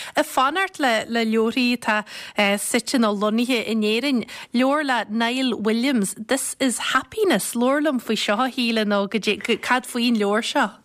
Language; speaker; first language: Irish; native; Irish